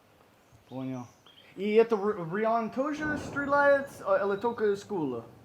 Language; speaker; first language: Russian; non-native, learner; English